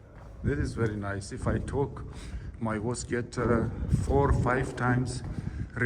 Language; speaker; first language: English; non-native, learner; Persian